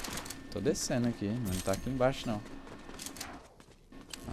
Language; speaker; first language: Portuguese; native; Portuguese